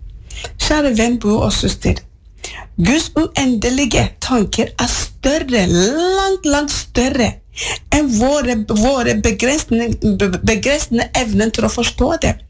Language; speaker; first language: Norwegian; non-native, learner; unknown